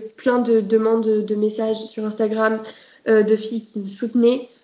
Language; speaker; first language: French; native; French